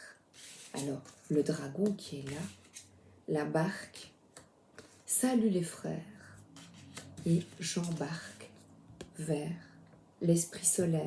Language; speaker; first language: French; native; French